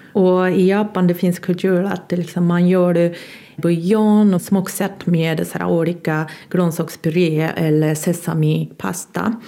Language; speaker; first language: Swedish; non-native, fluent; Japanese